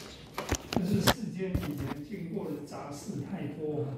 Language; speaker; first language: Chinese; native; Chinese